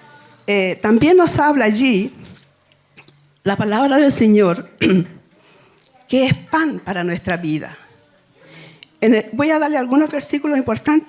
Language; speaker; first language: Spanish; native; Spanish